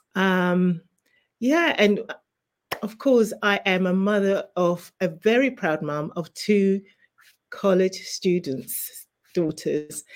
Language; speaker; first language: English; native; English